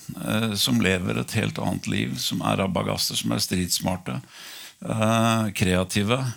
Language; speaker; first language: Norwegian; native; Norwegian